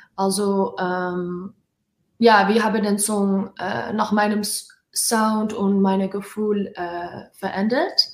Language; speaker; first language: German; non-native, learner; Dutch